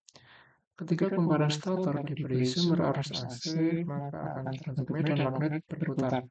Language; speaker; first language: Indonesian; native; Indonesian